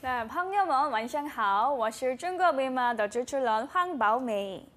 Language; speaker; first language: Chinese; non-native, learner; Korean